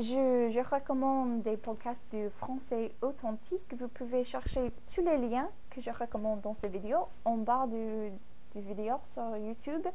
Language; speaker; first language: French; non-native, fluent; English